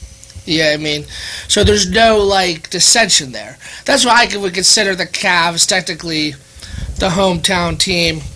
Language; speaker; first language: English; native; English